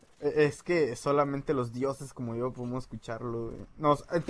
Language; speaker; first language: Spanish; native; Spanish